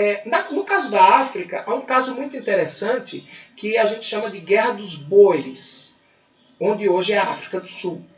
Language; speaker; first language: Portuguese; native; Portuguese